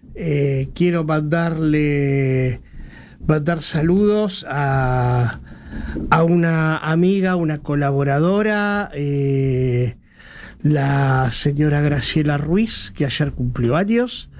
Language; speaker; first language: Spanish; native; Spanish